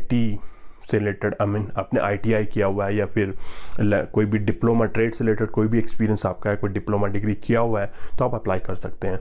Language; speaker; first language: Hindi; native; Hindi